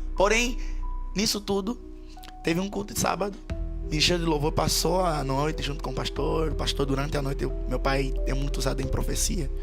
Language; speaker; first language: Portuguese; native; Portuguese